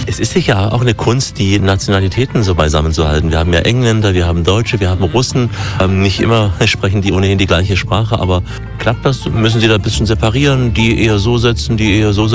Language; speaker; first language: German; native; German